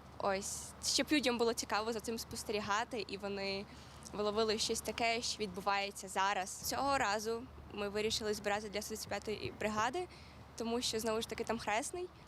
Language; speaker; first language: Ukrainian; native; Ukrainian